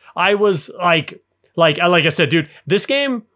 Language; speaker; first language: English; native; English